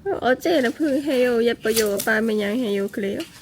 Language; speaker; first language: Korean; non-native, learner; Lao